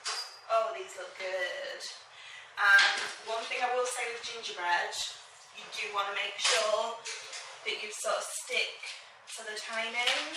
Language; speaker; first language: English; native; English